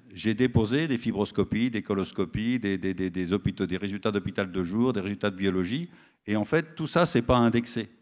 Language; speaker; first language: French; native; French